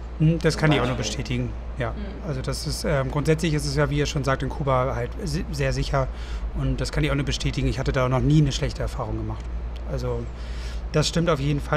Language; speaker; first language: German; native; German